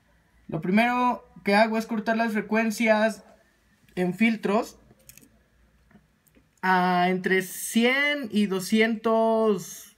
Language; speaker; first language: Spanish; native; Spanish